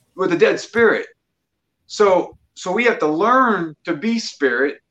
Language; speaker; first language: English; native; English